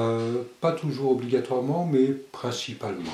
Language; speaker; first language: French; early bilingual, other home language; Spanish